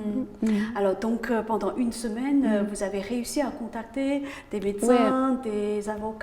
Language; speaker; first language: French; native; French